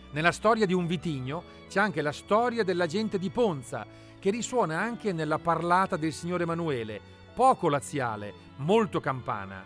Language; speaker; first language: Italian; native; Italian